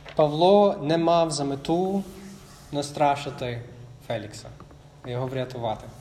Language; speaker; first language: Ukrainian; non-native, fluent; English